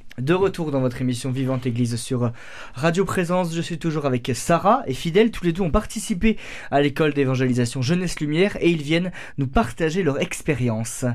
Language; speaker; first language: French; native; French